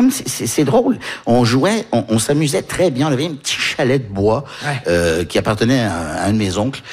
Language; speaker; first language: French; early bilingual, heritage; French